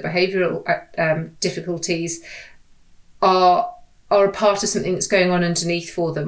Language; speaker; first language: English; native; English